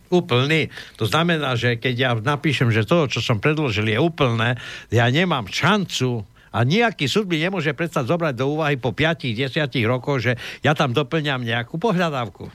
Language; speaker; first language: Slovak; native; Slovak